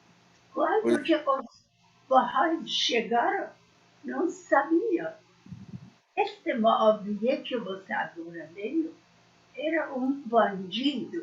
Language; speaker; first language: Portuguese; non-native, learner; Persian